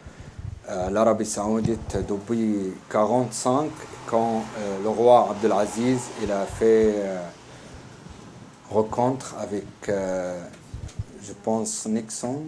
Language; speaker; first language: French; non-native, learner; Arabic